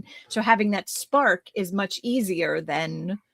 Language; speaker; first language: English; native; English